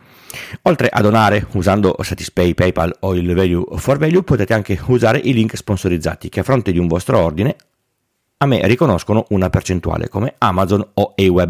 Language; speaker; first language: Italian; native; Italian